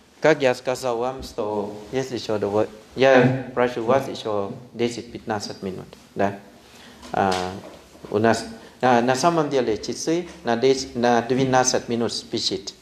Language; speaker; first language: Russian; non-native, fluent; Thai